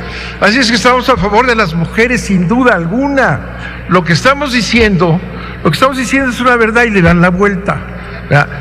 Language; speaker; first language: Spanish; native; Spanish